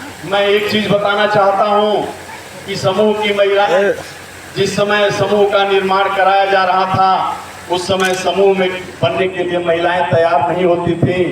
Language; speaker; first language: Hindi; native; Hindi